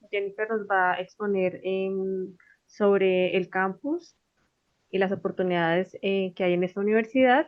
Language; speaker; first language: Spanish; native; Spanish